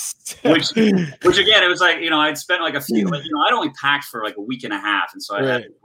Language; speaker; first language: English; native; English